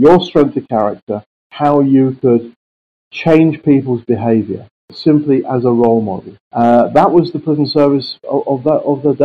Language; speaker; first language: English; native; English